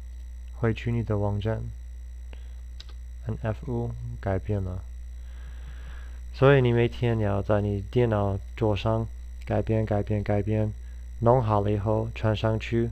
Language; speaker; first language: Chinese; non-native, fluent; English